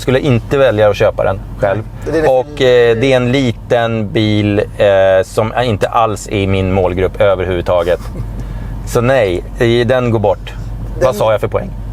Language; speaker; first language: Swedish; native; Swedish